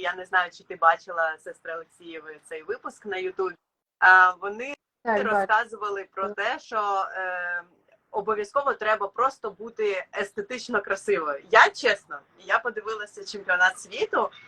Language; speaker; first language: Ukrainian; native; Ukrainian